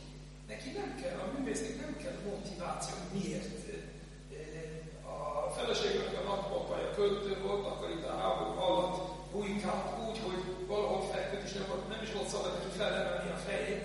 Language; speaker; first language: Hungarian; non-native, fluent; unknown